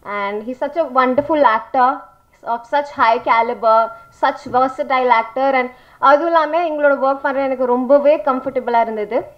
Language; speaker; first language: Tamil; non-native, fluent; Hindi